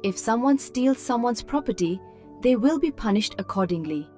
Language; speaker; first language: English; non-native, local second language; Bangla